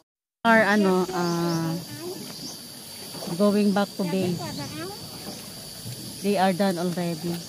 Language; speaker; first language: English; non-native, local second language; Filipino